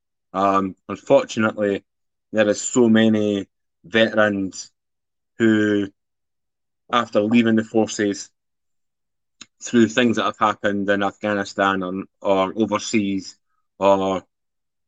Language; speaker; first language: English; native; English